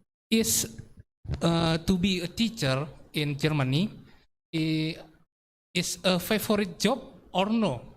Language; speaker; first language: English; non-native, learner; Indonesian